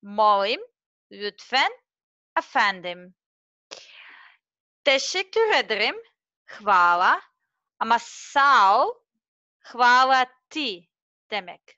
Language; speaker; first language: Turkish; non-native, learner; Serbian